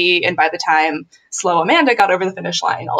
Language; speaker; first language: English; native; English